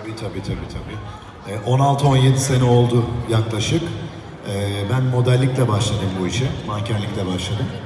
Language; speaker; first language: Turkish; native; Turkish